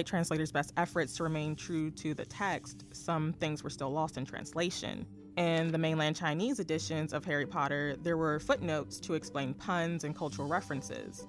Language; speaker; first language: English; native; English